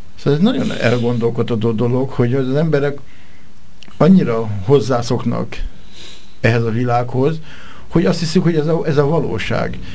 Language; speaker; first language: Hungarian; native; Hungarian